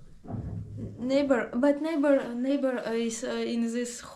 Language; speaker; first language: English; non-native, learner; Russian